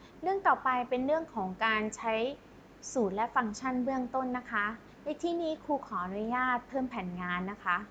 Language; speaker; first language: Thai; native; Thai